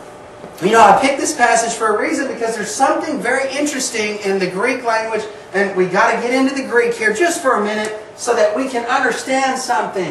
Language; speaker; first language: English; native; English